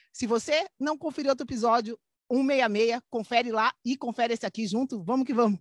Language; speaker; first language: Portuguese; native; Portuguese